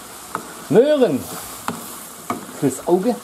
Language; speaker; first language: German; native; German